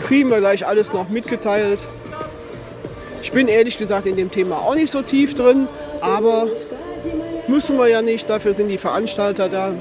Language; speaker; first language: German; native; German